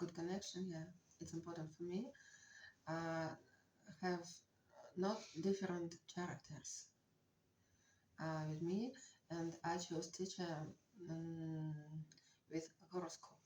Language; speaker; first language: English; non-native, learner; Russian